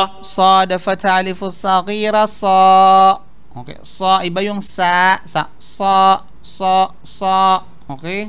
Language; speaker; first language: Arabic; non-native, fluent; Filipino